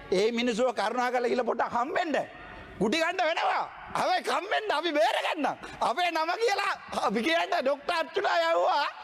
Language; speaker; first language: Sinhala; non-native, local second language; Tamil